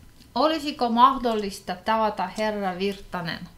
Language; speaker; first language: Finnish; non-native, fluent; Russian